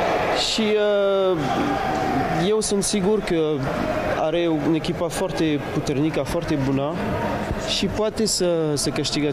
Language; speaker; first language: Romanian; non-native, learner; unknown